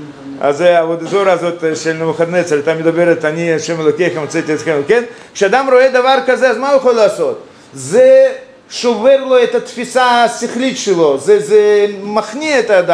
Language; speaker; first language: Hebrew; non-native, fluent; Russian